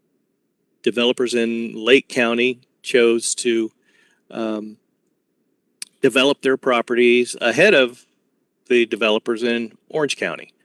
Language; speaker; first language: English; native; English